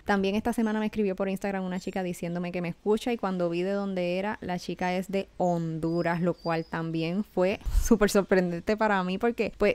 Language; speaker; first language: Spanish; native; Spanish